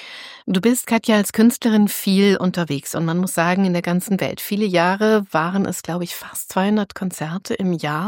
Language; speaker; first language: German; native; German